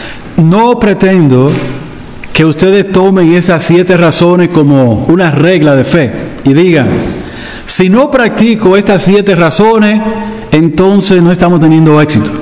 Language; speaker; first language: Spanish; native; Spanish